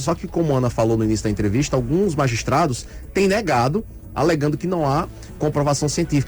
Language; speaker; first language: Portuguese; native; Portuguese